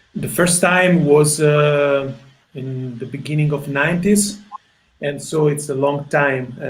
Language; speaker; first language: English; non-native, fluent; Italian